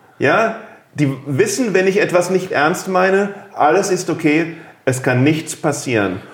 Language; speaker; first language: German; native; German